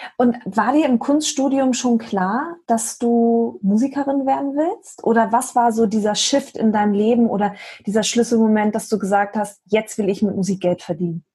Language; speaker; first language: German; native; German